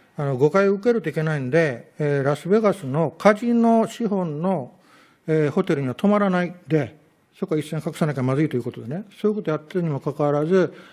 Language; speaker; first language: Japanese; native; Japanese